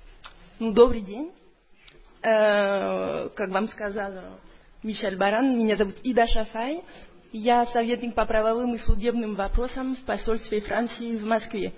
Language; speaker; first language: Russian; non-native, fluent; French